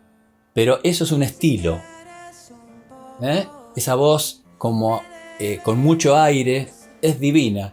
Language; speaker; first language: Spanish; native; Spanish